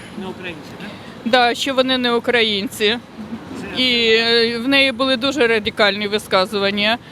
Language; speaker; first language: Ukrainian; non-native, local second language; Russian